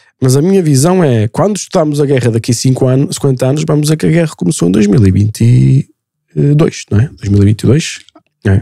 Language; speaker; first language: Portuguese; native; Portuguese